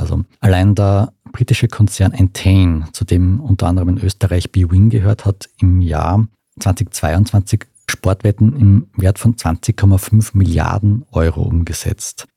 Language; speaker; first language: German; native; German